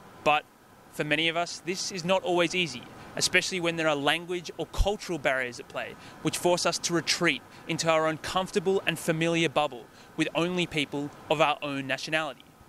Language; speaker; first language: English; native; English